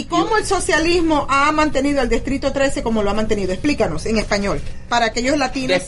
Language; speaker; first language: Spanish; native; Spanish